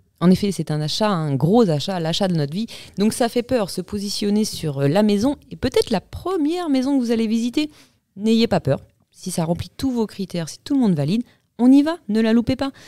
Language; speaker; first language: French; native; French